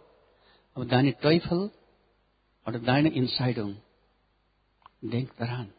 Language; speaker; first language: German; non-native, learner; Nepali